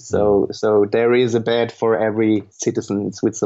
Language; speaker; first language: English; non-native, fluent; German